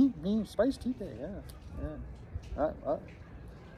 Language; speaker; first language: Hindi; non-native, learner; English